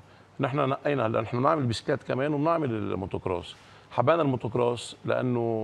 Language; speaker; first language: Arabic; native; Arabic